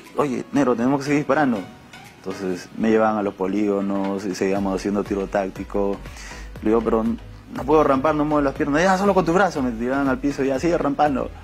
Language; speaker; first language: Spanish; native; Spanish